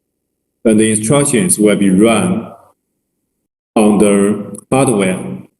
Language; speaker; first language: English; non-native, learner; Chinese